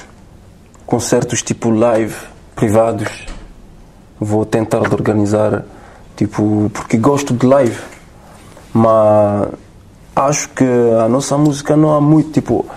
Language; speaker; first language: Portuguese; non-native, learner; French